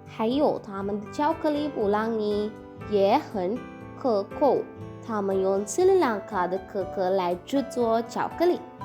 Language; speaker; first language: Chinese; non-native, learner; Sinhala